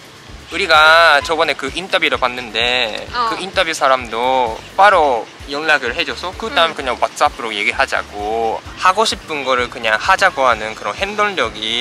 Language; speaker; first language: Korean; non-native, fluent; Japanese